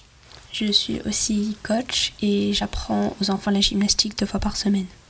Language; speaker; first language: French; non-native, learner; Swedish